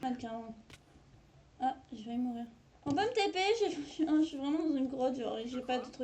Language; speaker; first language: French; native; French